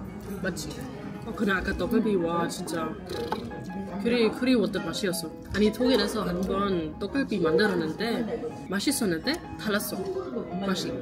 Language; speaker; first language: Korean; non-native, learner; German